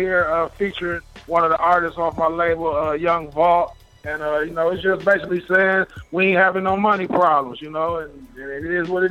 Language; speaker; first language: English; native; English